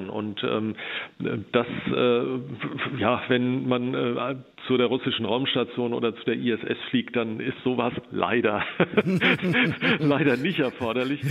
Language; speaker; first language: German; native; German